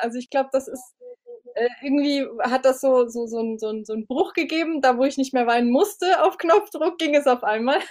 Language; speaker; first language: German; early bilingual, other home language; Romanian